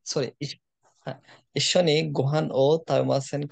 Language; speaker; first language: Japanese; non-native, learner; Bangla